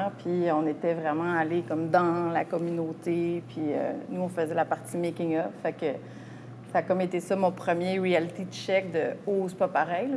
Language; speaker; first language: French; native; French